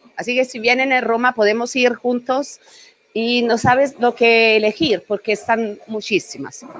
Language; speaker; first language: Spanish; non-native, learner; Italian